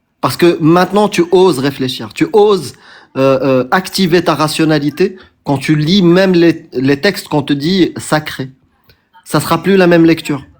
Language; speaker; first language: French; non-native, local second language; Arabic